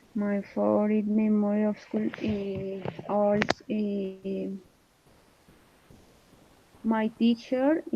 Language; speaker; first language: English; non-native, learner; Spanish